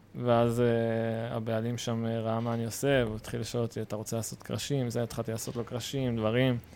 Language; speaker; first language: Hebrew; native; Hebrew